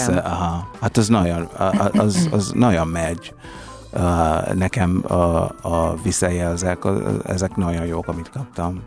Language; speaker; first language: Hungarian; non-native, fluent; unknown